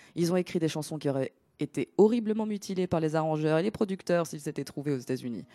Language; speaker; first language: French; non-native, fluent; Greek